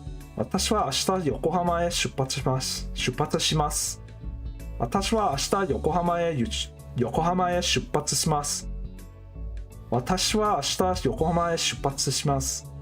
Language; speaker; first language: Japanese; non-native, learner; English